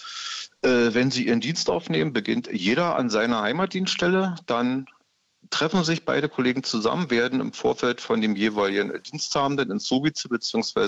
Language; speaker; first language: German; native; German